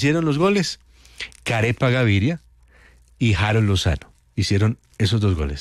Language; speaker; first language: Spanish; native; Spanish